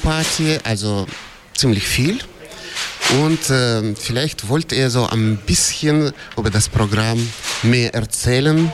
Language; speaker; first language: German; non-native, fluent; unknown